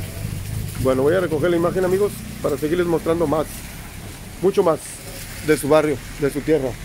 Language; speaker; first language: Spanish; native; Spanish